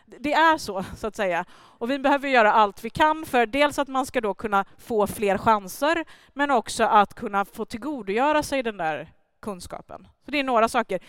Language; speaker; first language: Swedish; early bilingual, other home language; Persian